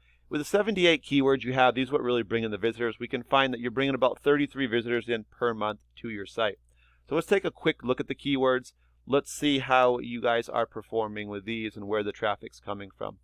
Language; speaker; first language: English; native; English